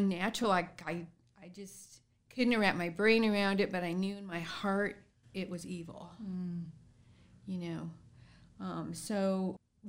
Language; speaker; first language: English; native; English